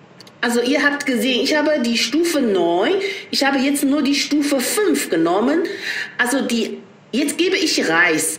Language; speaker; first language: German; non-native, learner; Chinese